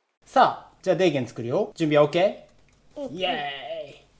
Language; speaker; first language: Japanese; native; Japanese